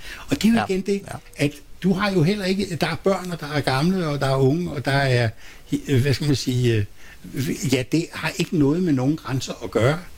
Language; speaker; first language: Danish; native; Danish